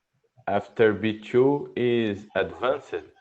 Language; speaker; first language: English; non-native, learner; Portuguese